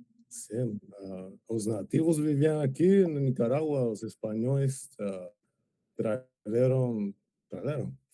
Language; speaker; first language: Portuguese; non-native, learner; Spanish